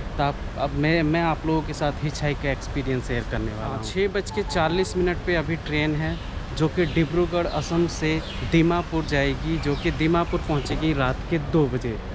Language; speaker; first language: Hindi; native; Hindi